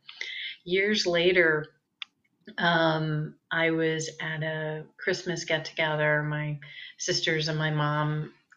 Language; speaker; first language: English; native; English